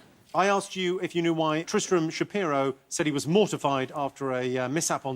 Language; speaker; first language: English; native; English